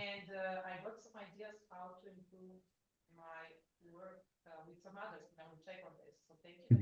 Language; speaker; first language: English; non-native, fluent; Slovenian